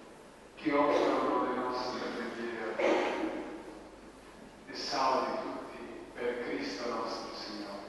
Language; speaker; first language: Italian; non-native, fluent; Croatian